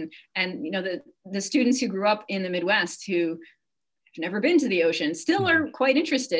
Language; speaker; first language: English; native; English